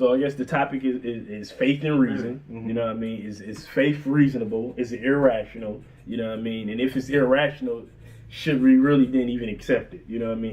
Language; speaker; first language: English; native; English